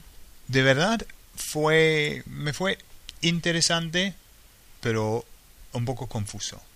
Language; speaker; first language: Spanish; non-native, fluent; English